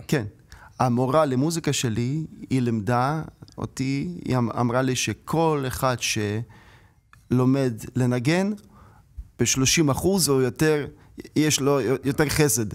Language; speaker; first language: Hebrew; non-native, learner; Russian